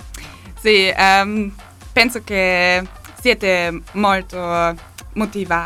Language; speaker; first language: Italian; non-native, learner; German